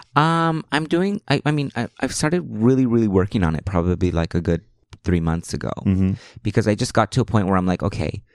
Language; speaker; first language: English; early bilingual, other home language; Spanish